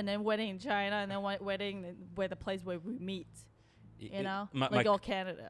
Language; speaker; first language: English; early bilingual, other home language; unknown